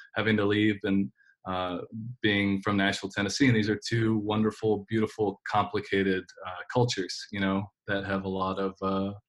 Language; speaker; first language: English; native; English